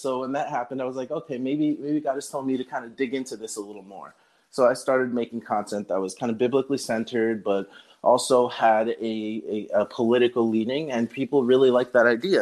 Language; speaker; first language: English; native; English